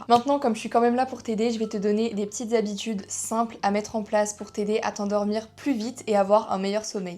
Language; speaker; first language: French; native; French